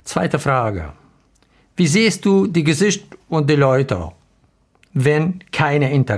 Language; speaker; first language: German; non-native, learner; Arabic